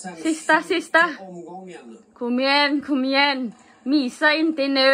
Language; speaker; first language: Swedish; non-native, learner; Filipino